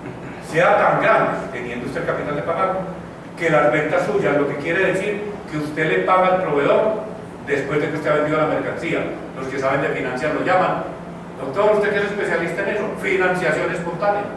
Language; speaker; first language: Spanish; native; Spanish